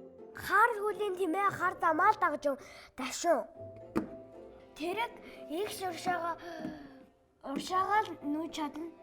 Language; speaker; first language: Mongolian; native; Mongolian